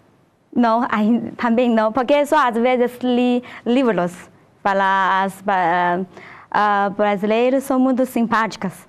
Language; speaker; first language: Portuguese; non-native, learner; Chinese